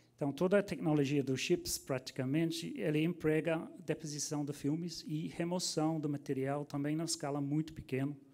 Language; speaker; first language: Portuguese; non-native, fluent; English